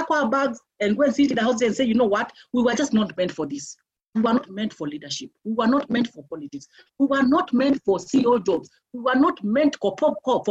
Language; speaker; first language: English; non-native, local second language; Meru